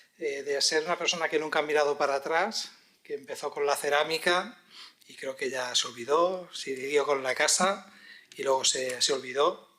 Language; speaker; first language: Spanish; native; Spanish